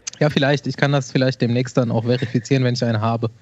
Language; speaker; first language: German; native; German